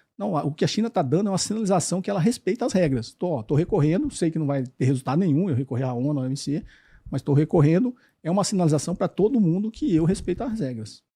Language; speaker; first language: Portuguese; native; Portuguese